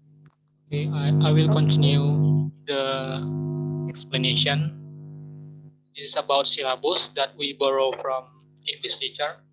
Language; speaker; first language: English; non-native, learner; Indonesian